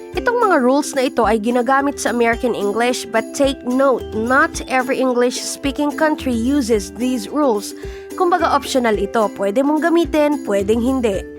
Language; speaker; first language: Filipino; native; Filipino